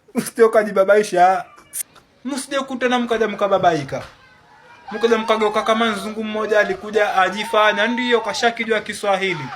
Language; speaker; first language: Swahili; native; Swahili